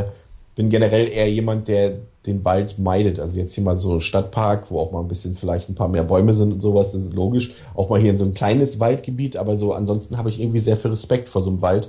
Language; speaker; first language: German; native; German